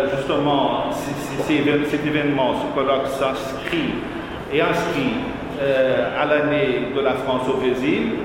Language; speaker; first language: French; non-native, fluent; Portuguese